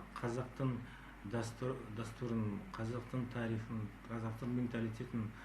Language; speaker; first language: Kazakh; non-native, local second language; Russian